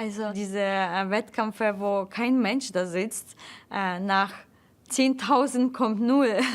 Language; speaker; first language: German; non-native, fluent; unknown